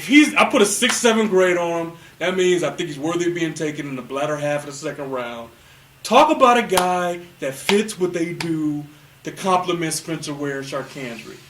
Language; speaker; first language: English; native; English